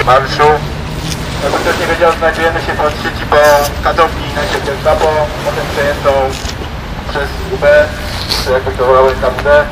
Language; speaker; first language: Polish; native; Polish